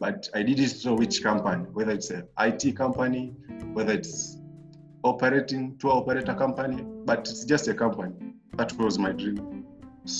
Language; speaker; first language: English; non-native, local second language; Swahili